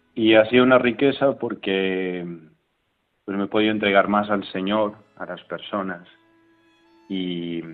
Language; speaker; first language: Spanish; native; Spanish